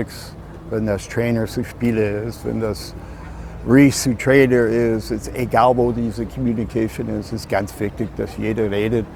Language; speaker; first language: German; non-native, fluent; English